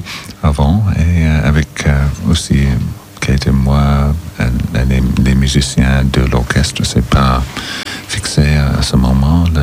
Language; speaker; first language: French; non-native, learner; English